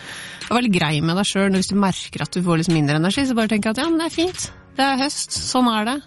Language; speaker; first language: Norwegian; native; Norwegian